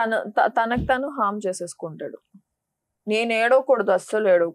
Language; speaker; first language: Telugu; native; Telugu